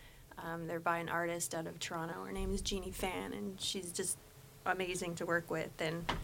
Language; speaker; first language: English; native; English